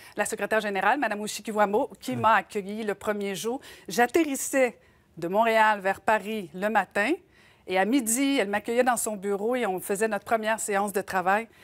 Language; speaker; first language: French; native; French